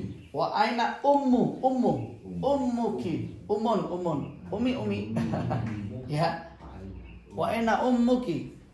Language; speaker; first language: Arabic; non-native, fluent; Indonesian